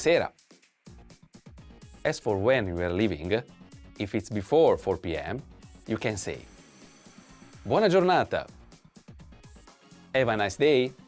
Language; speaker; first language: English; non-native, fluent; Italian